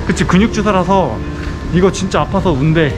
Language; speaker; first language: Korean; native; Korean